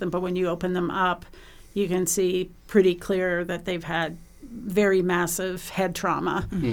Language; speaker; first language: English; native; English